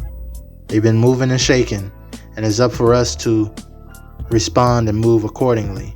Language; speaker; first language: English; native; English